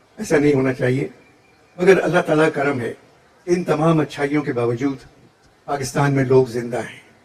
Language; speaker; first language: Urdu; native; Urdu